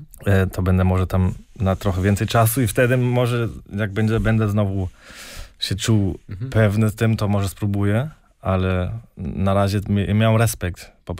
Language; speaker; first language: Polish; early bilingual, heritage; German